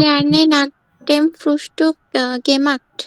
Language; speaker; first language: German; non-native, learner; Bangla